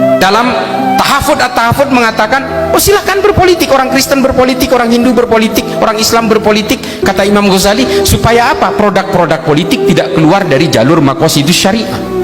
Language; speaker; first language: Indonesian; non-native, local second language; Madurese